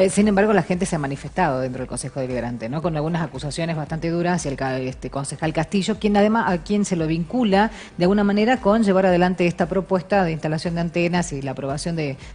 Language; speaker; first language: Spanish; native; Spanish